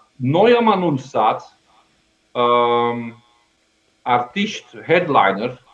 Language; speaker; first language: Romanian; non-native, fluent; Dutch